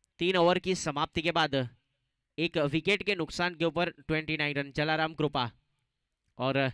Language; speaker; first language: Hindi; non-native, local second language; Gujarati